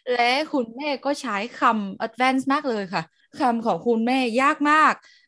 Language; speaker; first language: Thai; non-native, learner; Vietnamese